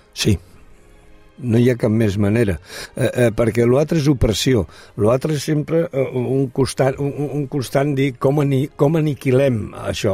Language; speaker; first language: Catalan; non-native, local second language; Spanish